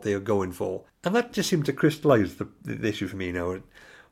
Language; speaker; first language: English; native; English